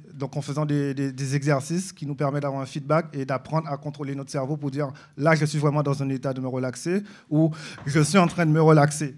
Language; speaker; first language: French; native; French